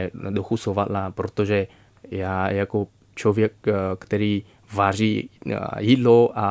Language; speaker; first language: Czech; non-native, fluent; Vietnamese